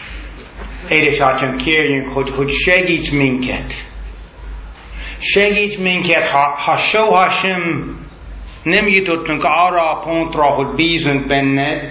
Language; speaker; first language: Hungarian; non-native, learner; English